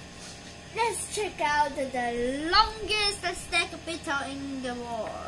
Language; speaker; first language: English; non-native, learner; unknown